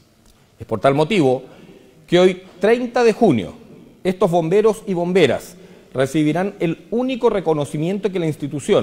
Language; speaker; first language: Spanish; native; Spanish